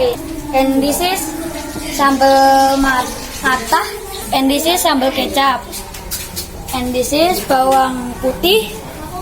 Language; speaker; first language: English; non-native, learner; Indonesian